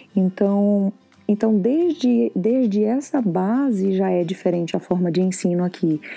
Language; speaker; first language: Portuguese; native; Portuguese